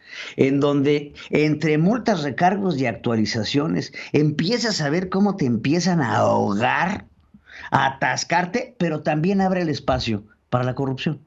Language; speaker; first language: Spanish; native; Spanish